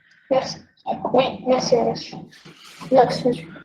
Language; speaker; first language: French; non-native, local second language; Arabic